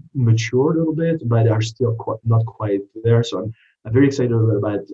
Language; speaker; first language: English; non-native, fluent; French